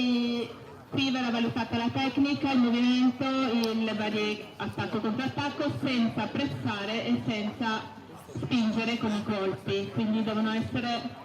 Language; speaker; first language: Italian; native; Italian